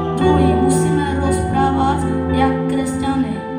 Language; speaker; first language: Czech; non-native, local second language; Slovak